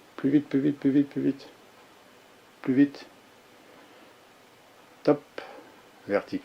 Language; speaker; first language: French; native; French